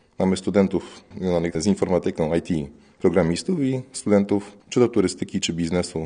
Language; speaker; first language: Polish; native; Polish